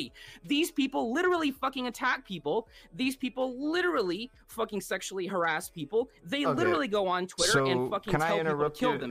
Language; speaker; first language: English; native; English